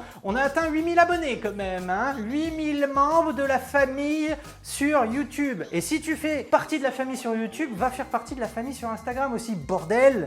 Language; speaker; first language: French; native; French